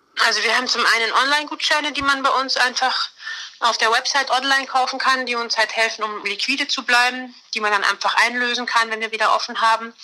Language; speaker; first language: German; native; German